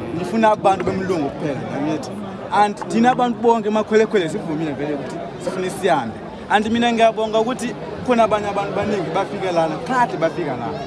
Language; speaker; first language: Zulu; non-native, fluent; Nyanja